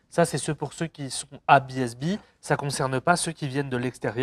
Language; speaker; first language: French; native; French